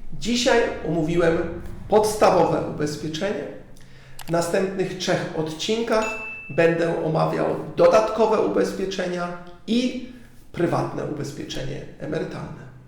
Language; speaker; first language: Polish; early bilingual, heritage; Polish